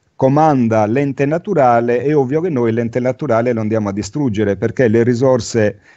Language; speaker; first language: Italian; native; Italian